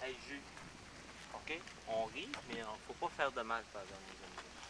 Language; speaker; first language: French; native; French